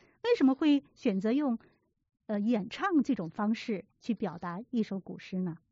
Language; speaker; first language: Chinese; native; Chinese